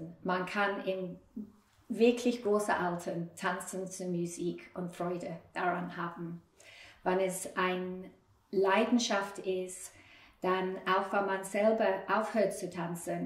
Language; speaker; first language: German; non-native, fluent; English